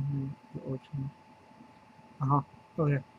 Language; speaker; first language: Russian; non-native, learner; English